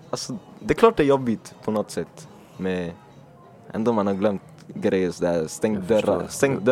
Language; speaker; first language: Swedish; early bilingual, other home language; Finnish